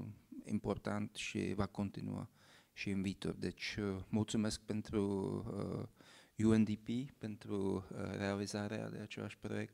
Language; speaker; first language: Romanian; non-native, fluent; Czech